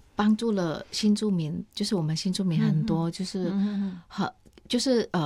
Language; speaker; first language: Chinese; non-native, fluent; Vietnamese